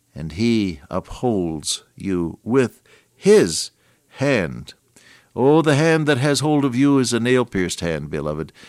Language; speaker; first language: English; native; English